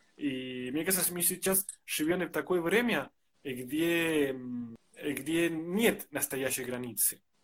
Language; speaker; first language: Russian; non-native, fluent; Spanish